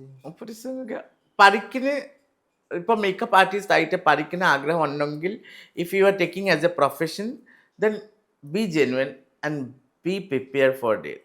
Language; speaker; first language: Malayalam; non-native, learner; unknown